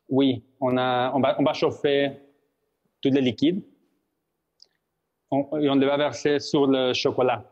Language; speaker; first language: French; non-native, fluent; Spanish